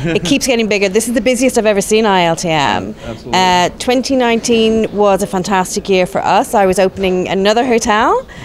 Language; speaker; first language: English; native; English